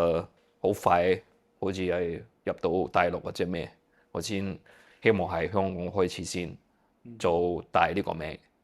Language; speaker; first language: Cantonese; early bilingual, heritage; Cantonese